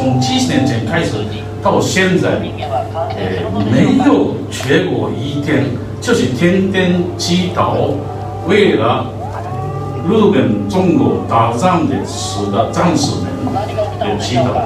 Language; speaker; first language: Chinese; non-native, learner; Japanese